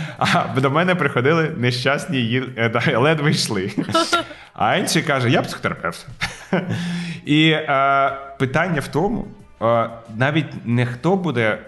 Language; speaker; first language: Ukrainian; non-native, local second language; Russian